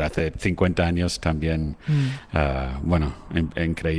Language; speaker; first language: Spanish; non-native, fluent; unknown